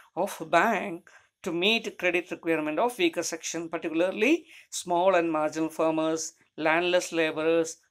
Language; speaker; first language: English; non-native, local second language; Malayalam